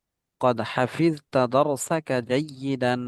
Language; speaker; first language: Arabic; non-native, fluent; Bangla